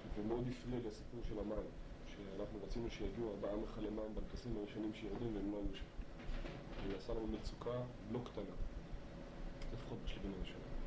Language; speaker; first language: Hebrew; native; Hebrew